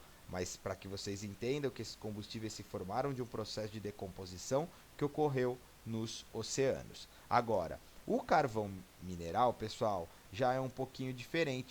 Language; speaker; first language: Portuguese; native; Portuguese